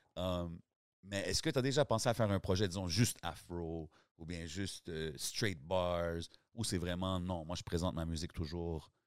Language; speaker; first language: French; native; French